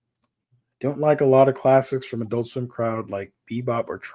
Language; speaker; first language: English; native; English